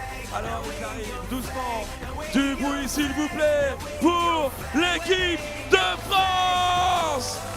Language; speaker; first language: French; native; French